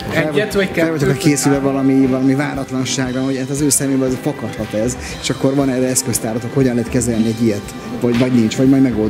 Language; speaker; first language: Hungarian; native; Hungarian